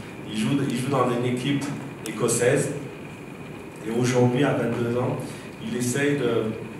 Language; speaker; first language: French; native; French